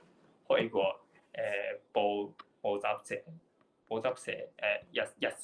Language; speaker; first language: Chinese; non-native, learner; Japanese